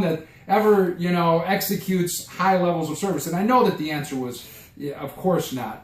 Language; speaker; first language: English; native; English